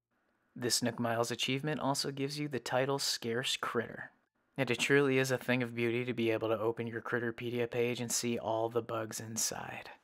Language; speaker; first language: English; native; English